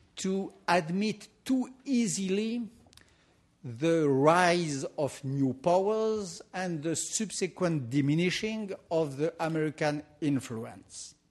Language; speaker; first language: English; non-native, fluent; French